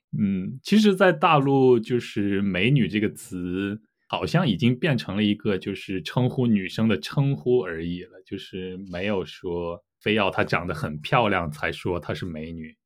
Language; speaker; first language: Chinese; native; Chinese